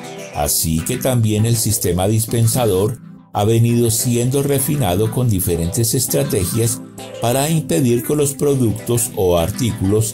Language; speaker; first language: Spanish; native; Spanish